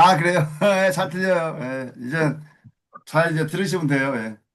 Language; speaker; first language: Korean; native; Korean